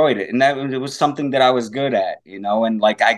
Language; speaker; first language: English; non-native, fluent; Portuguese